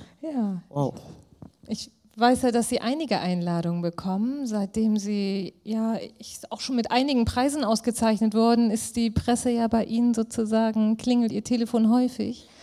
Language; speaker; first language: German; native; German